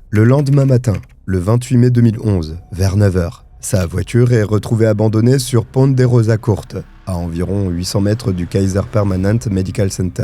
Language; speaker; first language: French; native; French